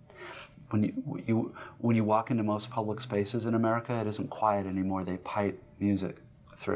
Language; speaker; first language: English; native; English